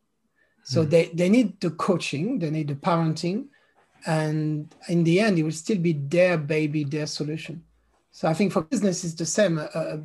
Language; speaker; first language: English; non-native, fluent; French